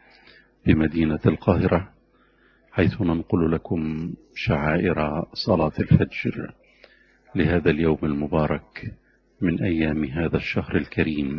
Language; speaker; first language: Arabic; native; Arabic